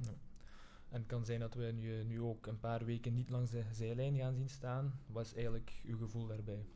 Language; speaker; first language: Dutch; native; Dutch